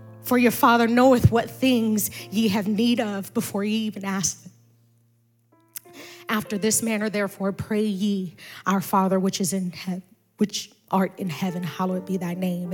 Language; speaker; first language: English; native; English